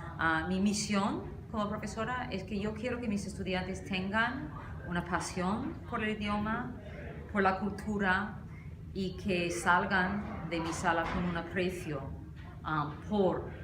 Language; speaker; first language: Spanish; non-native, fluent; English